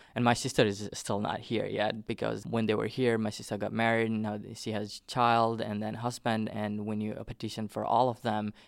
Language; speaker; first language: English; non-native, fluent; Nepali